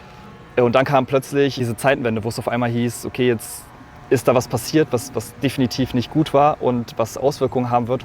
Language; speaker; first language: German; native; German